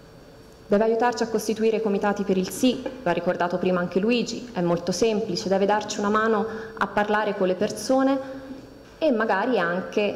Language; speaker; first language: Italian; native; Italian